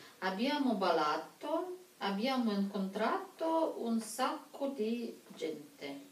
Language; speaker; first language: Italian; non-native, learner; Russian